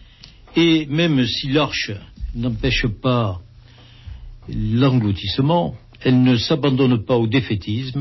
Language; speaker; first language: French; native; French